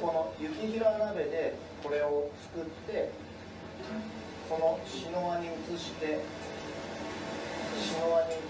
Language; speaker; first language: Japanese; native; Japanese